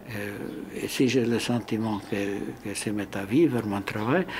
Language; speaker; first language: French; non-native, fluent; Hungarian